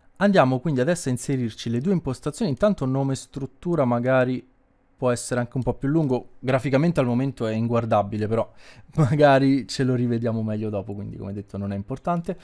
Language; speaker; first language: Italian; native; Italian